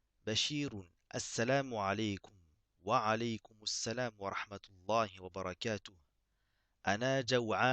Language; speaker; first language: Arabic; non-native, fluent; French